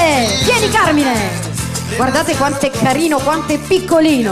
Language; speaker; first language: Italian; native; Italian